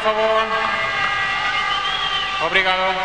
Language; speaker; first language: Portuguese; non-native, learner; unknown